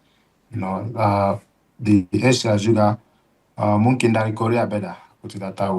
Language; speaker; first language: Indonesian; non-native, fluent; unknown